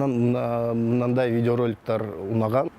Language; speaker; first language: Kazakh; non-native, local second language; Russian